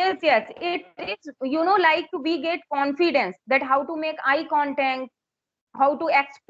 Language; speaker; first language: English; non-native, local second language; Hindi